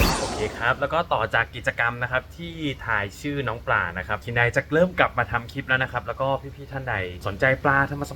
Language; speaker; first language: Thai; native; Thai